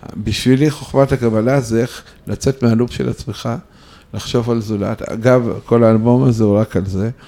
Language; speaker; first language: Hebrew; non-native, fluent; Russian